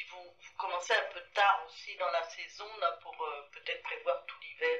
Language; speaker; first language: French; native; French